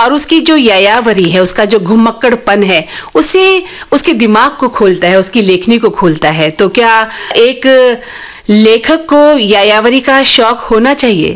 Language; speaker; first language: Hindi; native; Hindi